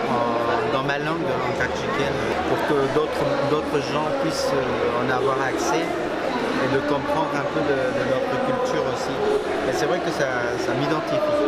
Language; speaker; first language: French; non-native, fluent; Spanish